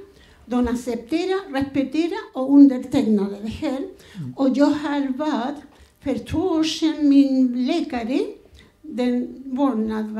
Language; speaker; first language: Swedish; non-native, fluent; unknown